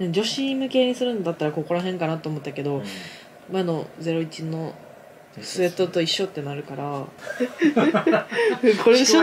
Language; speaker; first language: Japanese; native; Japanese